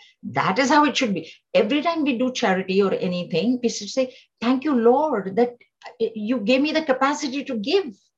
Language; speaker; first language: English; non-native, local second language; Marathi